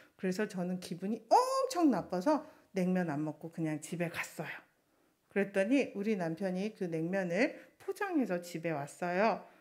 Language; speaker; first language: Korean; non-native, fluent; Chinese